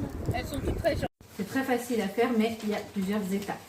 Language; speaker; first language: French; native; French